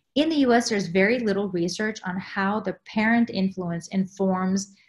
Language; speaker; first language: English; native; English